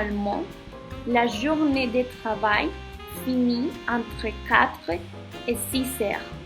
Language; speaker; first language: French; non-native, learner; Spanish